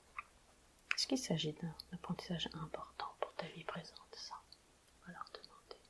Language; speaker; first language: French; native; French